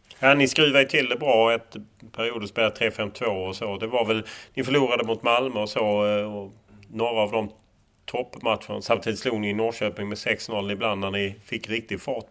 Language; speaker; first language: Swedish; native; Swedish